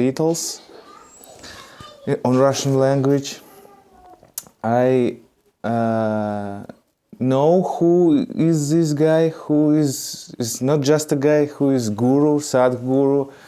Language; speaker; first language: English; non-native, learner; Russian